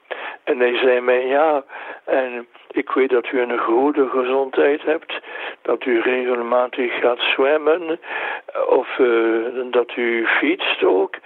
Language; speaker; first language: Dutch; non-native, local second language; French